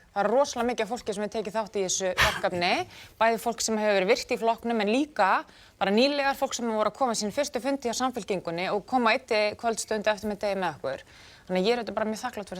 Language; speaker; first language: Icelandic; native; Icelandic